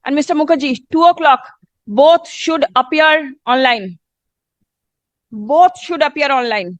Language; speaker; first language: English; non-native, local second language; Bangla